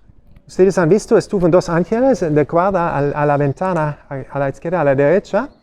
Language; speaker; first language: Spanish; non-native, learner; German